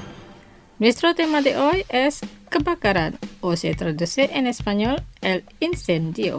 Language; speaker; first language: Spanish; non-native, fluent; Indonesian